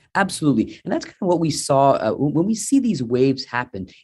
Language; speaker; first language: English; native; English